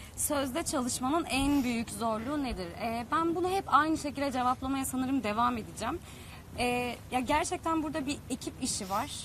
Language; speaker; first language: Turkish; native; Turkish